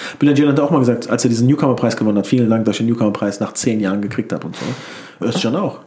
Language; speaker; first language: German; early bilingual, other home language; Turkish